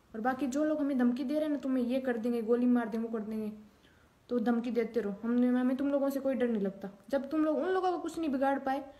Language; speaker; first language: Hindi; native; Hindi